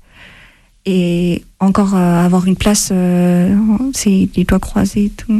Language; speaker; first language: French; non-native, fluent; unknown